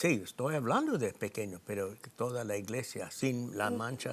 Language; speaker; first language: Spanish; non-native, fluent; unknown